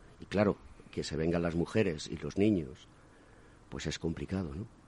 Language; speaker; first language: Spanish; native; Spanish